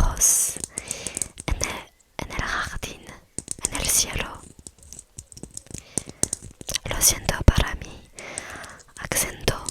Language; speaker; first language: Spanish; non-native, learner; French